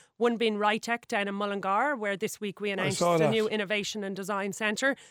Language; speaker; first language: English; native; English